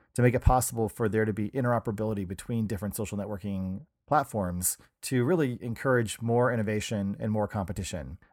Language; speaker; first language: English; native; English